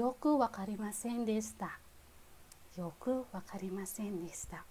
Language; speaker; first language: Japanese; non-native, fluent; Filipino